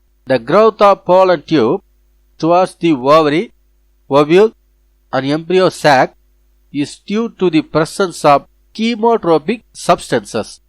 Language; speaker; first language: English; non-native, local second language; Tamil